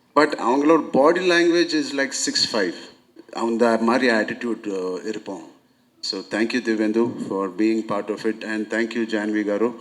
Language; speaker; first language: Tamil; non-native, local second language; Telugu